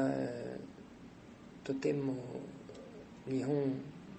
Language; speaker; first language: Japanese; non-native, learner; French